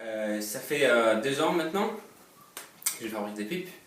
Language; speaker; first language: French; non-native, fluent; Polish